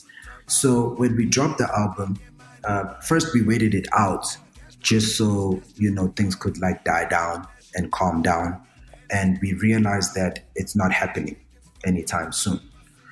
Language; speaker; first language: English; non-native, local second language; Zulu